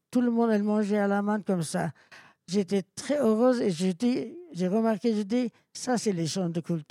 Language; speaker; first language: French; non-native, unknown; Persian